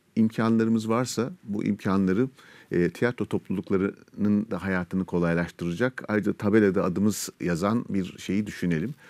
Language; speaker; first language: Turkish; native; Turkish